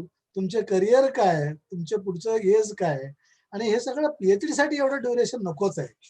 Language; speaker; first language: Marathi; non-native, local second language; Kannada